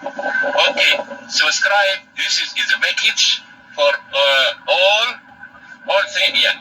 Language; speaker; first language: English; non-native, learner; Arabic